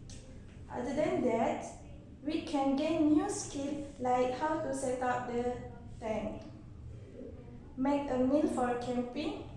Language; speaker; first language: English; non-native, learner; Malay